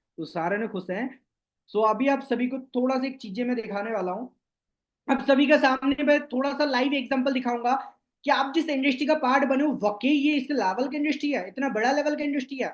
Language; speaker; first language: Hindi; non-native, local second language; Bangla